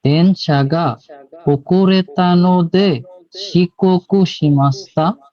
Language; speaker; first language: Japanese; non-native, learner; Bangla